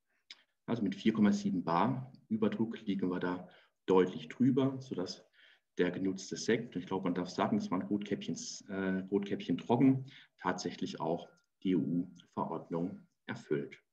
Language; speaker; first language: German; native; German